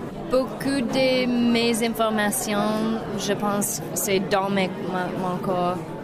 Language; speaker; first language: French; non-native, learner; English